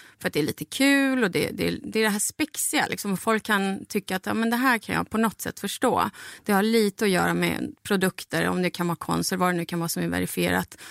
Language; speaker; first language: Swedish; non-native, fluent; Spanish